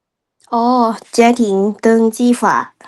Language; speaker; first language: Chinese; non-native, learner; Lao